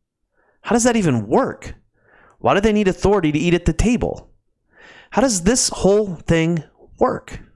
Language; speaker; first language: English; native; English